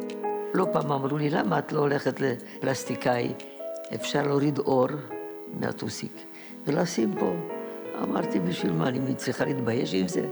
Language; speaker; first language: Hebrew; non-native, fluent; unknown